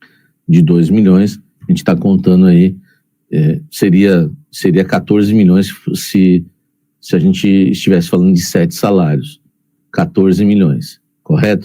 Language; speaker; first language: Portuguese; native; Portuguese